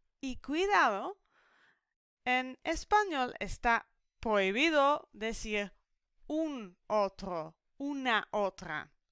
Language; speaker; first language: Spanish; non-native, fluent; Dutch